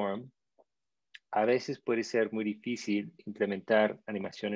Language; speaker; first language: Spanish; non-native, fluent; English